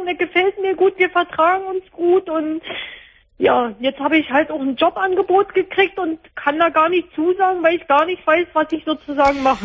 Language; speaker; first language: German; native; German